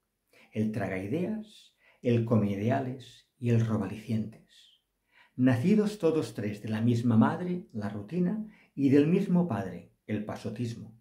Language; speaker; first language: Spanish; non-native, local second language; Catalan